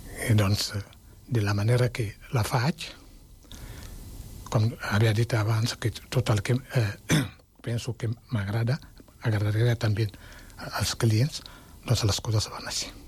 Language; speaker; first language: Catalan; non-native, fluent; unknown